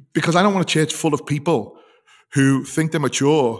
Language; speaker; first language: English; native; English